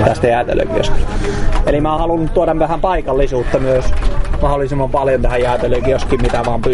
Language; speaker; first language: Finnish; native; Finnish